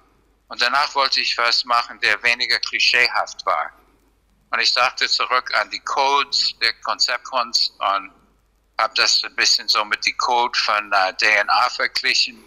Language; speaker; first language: German; non-native, fluent; English